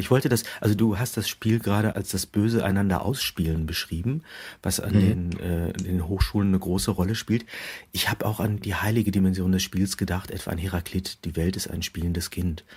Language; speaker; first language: German; native; German